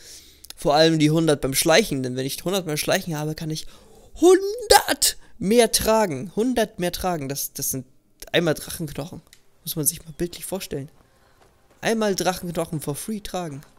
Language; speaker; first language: German; native; German